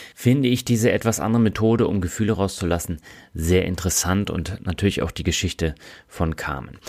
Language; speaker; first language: German; native; German